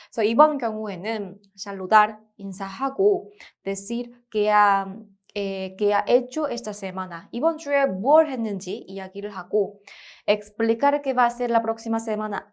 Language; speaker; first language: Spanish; non-native, fluent; Korean